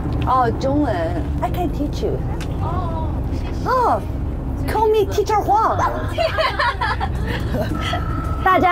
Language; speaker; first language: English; non-native, learner; Korean